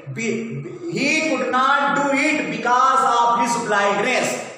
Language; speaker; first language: English; non-native, local second language; Hindi